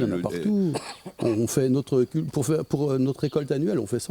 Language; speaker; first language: French; native; French